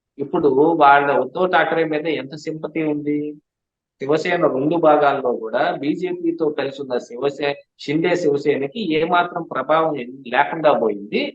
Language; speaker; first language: Telugu; native; Telugu